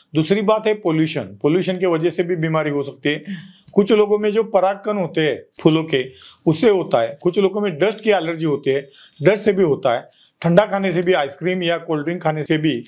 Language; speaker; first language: Hindi; non-native, local second language; Marathi